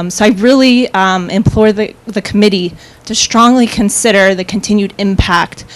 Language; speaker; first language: English; native; English